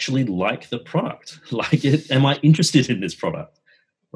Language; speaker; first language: English; native; English